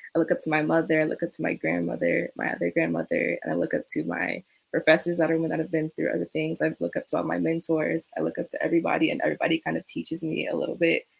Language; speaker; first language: English; native; English